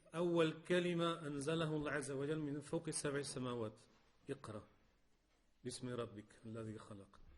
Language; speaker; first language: Arabic; non-native, fluent; Spanish